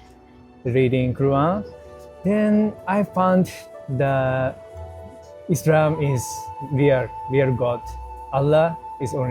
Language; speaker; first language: English; non-native, learner; Japanese